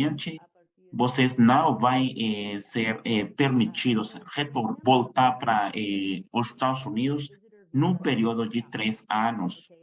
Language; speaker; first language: Portuguese; non-native, fluent; Spanish